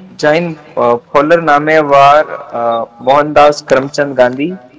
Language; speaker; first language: German; non-native, learner; Hindi